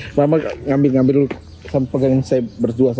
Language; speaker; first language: Indonesian; native; Indonesian